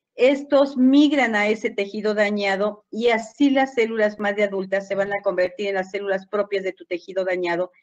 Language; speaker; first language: Spanish; native; Spanish